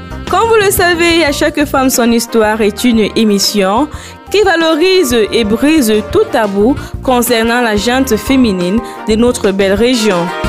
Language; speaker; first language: French; non-native, local second language; Fula